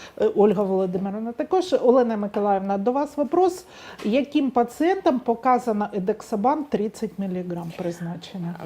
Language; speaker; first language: Ukrainian; non-native, local second language; Russian